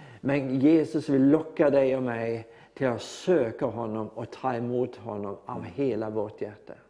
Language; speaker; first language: Swedish; non-native, fluent; Norwegian